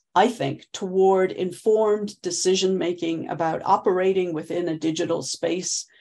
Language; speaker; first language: English; native; English